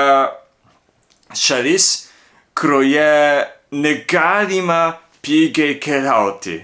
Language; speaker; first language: Lithuanian; non-native, learner; Japanese